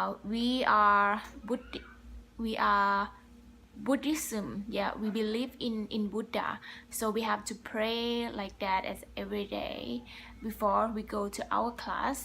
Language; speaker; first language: English; non-native, learner; Thai